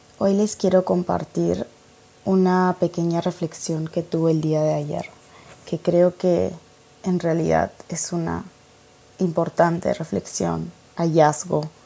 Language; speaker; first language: Spanish; native; Spanish